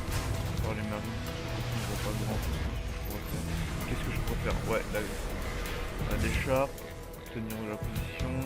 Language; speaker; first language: French; native; French